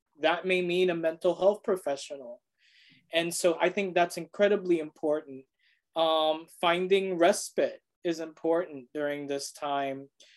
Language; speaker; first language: English; early bilingual, other home language; Spanish